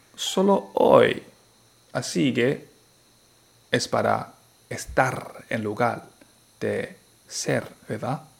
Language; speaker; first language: Spanish; non-native, fluent; Chinese